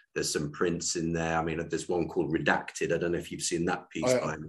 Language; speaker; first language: English; native; English